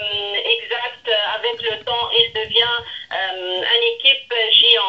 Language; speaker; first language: French; non-native, local second language; Arabic